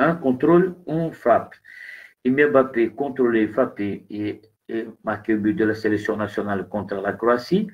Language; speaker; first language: French; non-native, learner; Portuguese